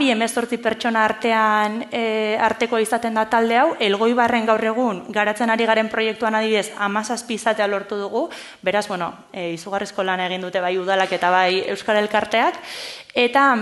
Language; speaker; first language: Basque; native; Basque